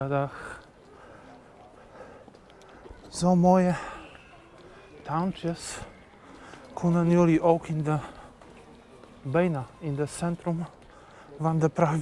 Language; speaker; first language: Dutch; non-native, learner; Polish